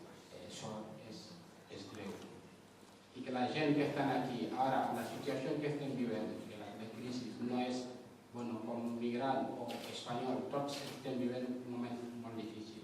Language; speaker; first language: Catalan; non-native, fluent; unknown